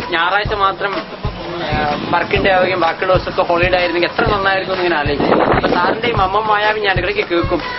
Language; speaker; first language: Malayalam; non-native, local second language; Hindi